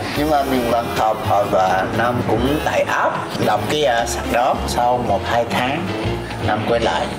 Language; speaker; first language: Vietnamese; non-native, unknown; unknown